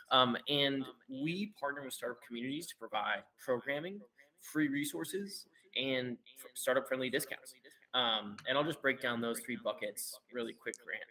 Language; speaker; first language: English; native; English